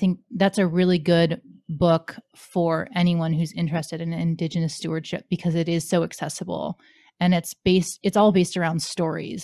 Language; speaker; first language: English; native; English